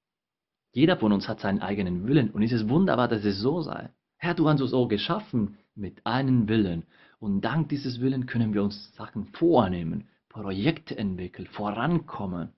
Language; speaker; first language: German; non-native, fluent; Spanish